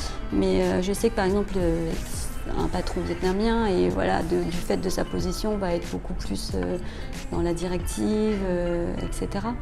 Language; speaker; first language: French; early bilingual, other home language; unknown